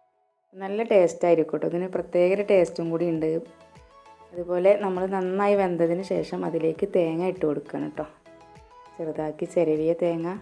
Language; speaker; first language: Malayalam; native; Malayalam